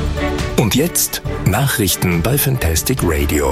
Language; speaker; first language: German; native; German